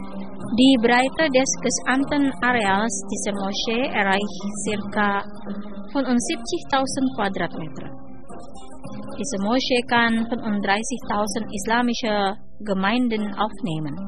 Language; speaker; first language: German; non-native, fluent; Indonesian